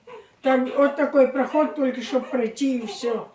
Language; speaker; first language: Russian; native; Russian